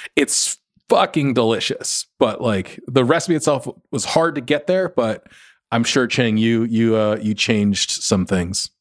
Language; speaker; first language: English; native; English